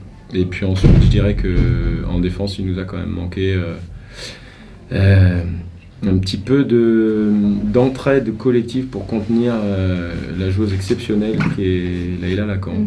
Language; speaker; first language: French; native; French